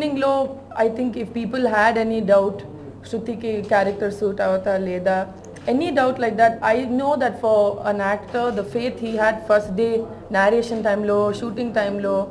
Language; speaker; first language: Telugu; non-native, local second language; Tamil